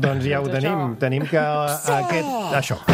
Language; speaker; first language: Catalan; native; Catalan